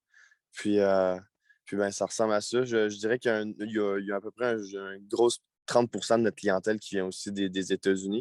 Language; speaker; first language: French; native; French